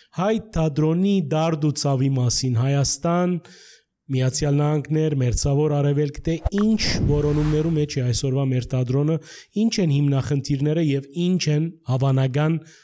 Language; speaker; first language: Armenian; early bilingual, heritage; Armenian